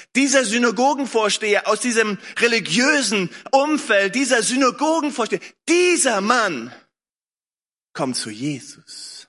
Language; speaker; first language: German; native; German